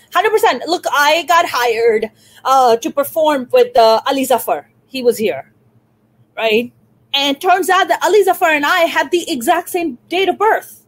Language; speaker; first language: English; non-native, local second language; Urdu